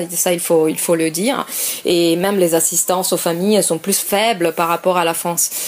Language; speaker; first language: French; non-native, fluent; Italian